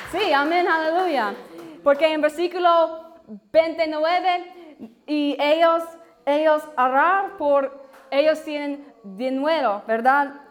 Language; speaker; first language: Spanish; non-native, learner; English